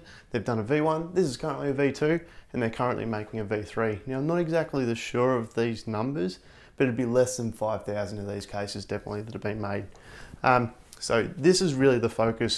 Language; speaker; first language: English; native; English